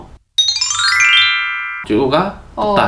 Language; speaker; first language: Korean; non-native, learner; Spanish